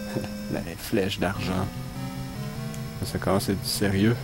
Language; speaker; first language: French; native; French